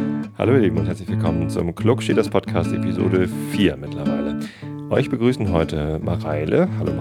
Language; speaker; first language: German; native; German